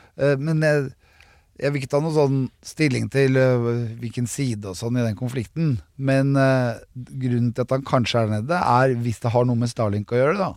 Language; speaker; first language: Norwegian; native; Norwegian